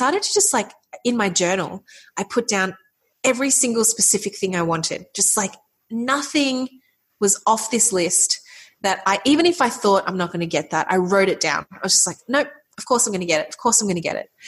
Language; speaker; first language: English; native; English